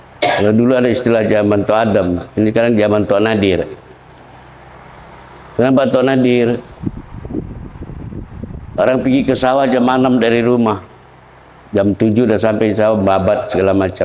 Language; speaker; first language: Indonesian; native; Indonesian